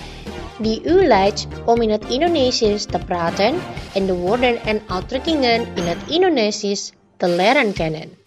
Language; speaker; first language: Dutch; non-native, fluent; Indonesian